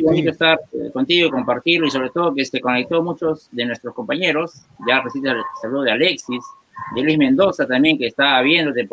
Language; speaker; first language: Spanish; native; Spanish